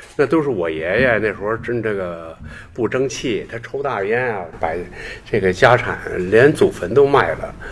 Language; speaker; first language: Chinese; native; Chinese